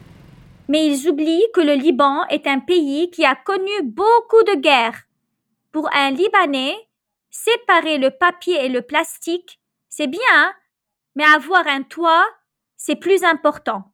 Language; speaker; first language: French; non-native, local second language; Arabic